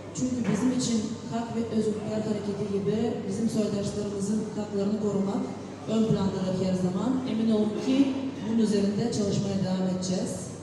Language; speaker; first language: Turkish; native; Turkish